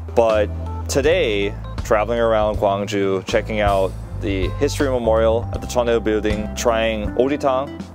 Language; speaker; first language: English; native; English